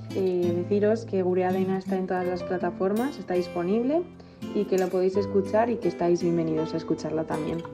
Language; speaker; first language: Spanish; native; Spanish